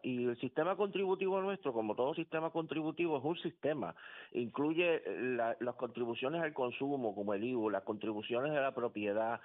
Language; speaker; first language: Spanish; native; Spanish